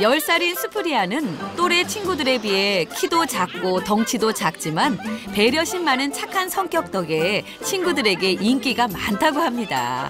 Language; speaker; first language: Korean; native; Korean